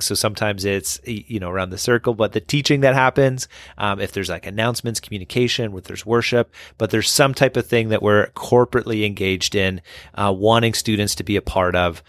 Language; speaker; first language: English; native; English